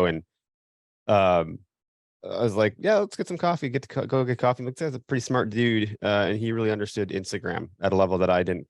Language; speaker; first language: English; native; English